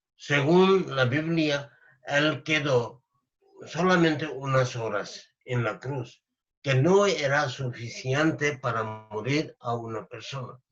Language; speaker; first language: Spanish; non-native, learner; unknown